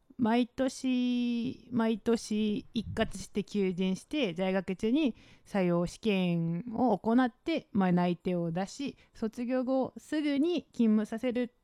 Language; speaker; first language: Japanese; non-native, fluent; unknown